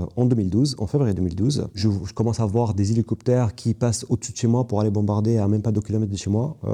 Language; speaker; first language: French; non-native, fluent; Arabic